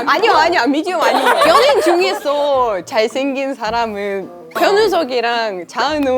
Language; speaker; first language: Korean; non-native, fluent; Russian